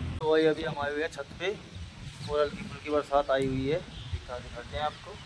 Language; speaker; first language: Hindi; native; Hindi